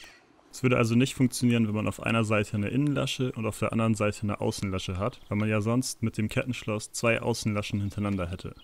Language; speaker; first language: German; native; German